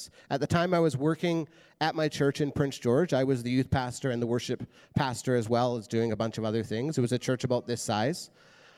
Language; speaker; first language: English; native; English